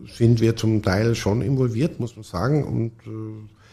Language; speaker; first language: German; native; German